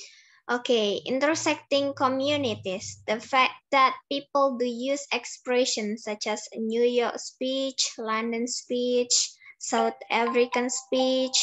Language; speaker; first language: English; non-native, learner; Indonesian